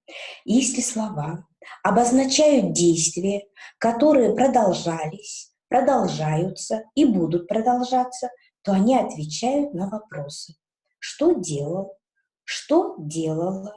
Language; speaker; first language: Russian; non-native, local second language; Kazakh